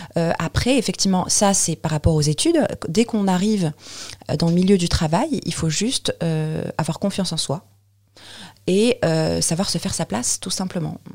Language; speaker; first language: French; non-native, local second language; Arabic